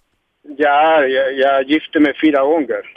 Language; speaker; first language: Swedish; non-native, learner; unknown